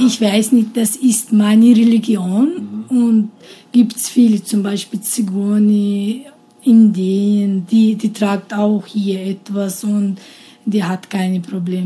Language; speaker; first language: German; non-native, learner; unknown